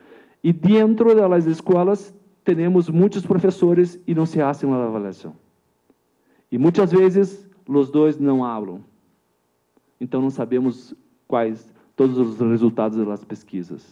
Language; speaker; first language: Spanish; non-native, learner; Portuguese